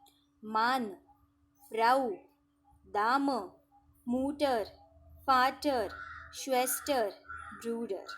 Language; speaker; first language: German; non-native, fluent; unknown